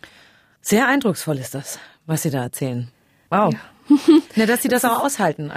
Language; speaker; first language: German; native; German